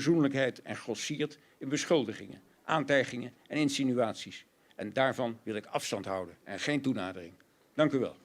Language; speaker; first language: Dutch; native; Dutch